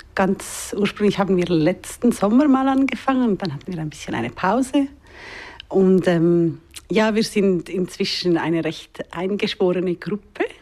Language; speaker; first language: German; native; German